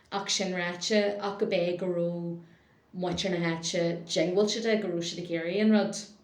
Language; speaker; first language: Irish; non-native, local second language; English